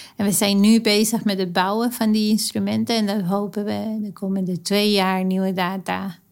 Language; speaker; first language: Dutch; non-native, fluent; Spanish